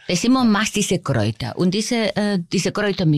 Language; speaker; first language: German; non-native, fluent; Spanish